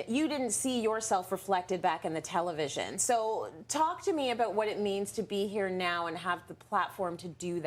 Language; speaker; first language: English; native; English